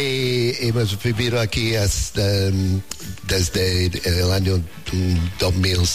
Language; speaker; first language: Spanish; non-native, learner; English